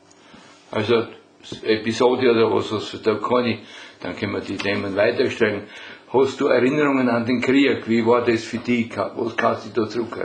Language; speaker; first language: German; native; German